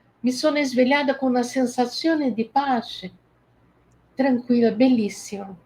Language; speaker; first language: Italian; non-native, fluent; Portuguese